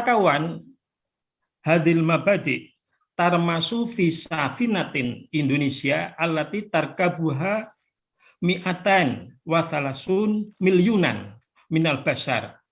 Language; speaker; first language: Arabic; non-native, fluent; Indonesian